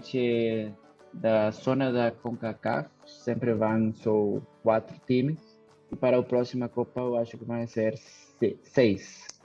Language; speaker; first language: Portuguese; non-native, fluent; Spanish